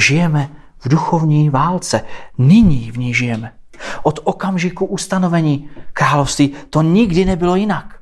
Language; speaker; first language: Czech; native; Czech